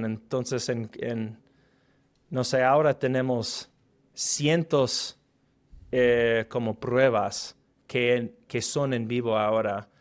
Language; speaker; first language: Spanish; non-native, fluent; English